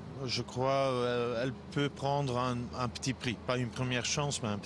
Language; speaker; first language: French; non-native, local second language; Dutch